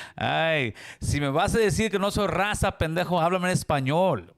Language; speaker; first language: Spanish; early bilingual, other home language; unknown